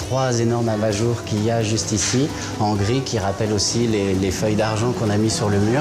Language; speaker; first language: French; native; French